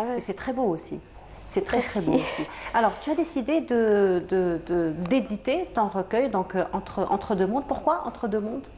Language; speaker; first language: French; native; French